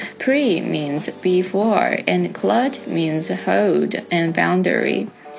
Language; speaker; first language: English; non-native, fluent; Chinese